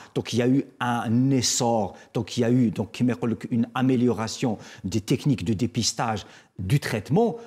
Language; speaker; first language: French; non-native, local second language; Arabic